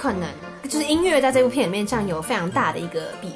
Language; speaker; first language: Chinese; native; Chinese